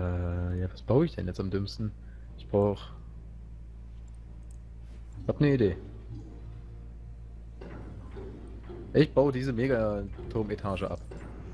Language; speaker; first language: German; native; German